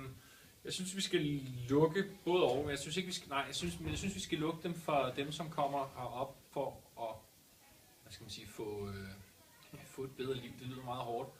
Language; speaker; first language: Danish; native; Danish